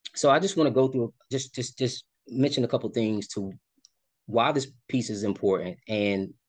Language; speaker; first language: English; native; English